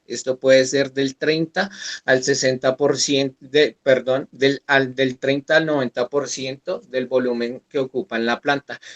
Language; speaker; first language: Spanish; native; Spanish